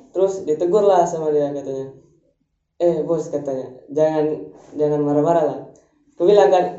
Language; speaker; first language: Indonesian; native; Indonesian